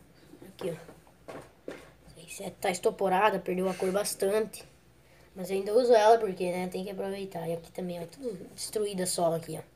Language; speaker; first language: Portuguese; native; Portuguese